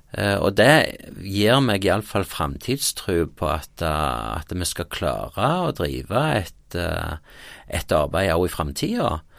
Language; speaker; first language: Norwegian; native; Norwegian